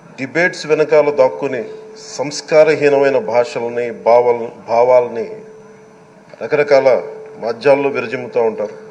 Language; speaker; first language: Telugu; native; Telugu